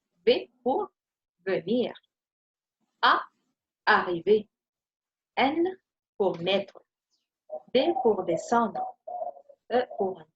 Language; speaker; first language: French; non-native, fluent; Spanish